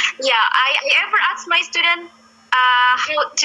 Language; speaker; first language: English; non-native, learner; Indonesian